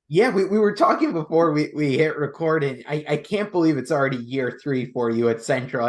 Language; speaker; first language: English; native; English